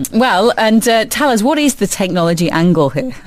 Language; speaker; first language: English; native; English